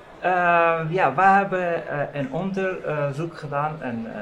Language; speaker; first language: Dutch; non-native, fluent; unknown